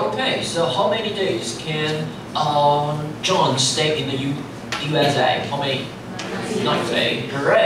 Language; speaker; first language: English; non-native, fluent; Chinese